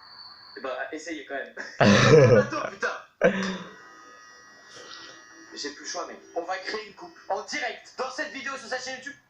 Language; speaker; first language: French; native; French